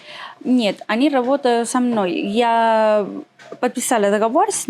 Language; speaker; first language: Russian; non-native, learner; Spanish